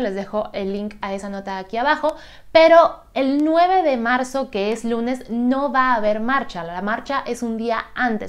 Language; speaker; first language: Spanish; native; Spanish